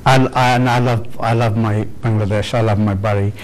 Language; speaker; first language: English; native; English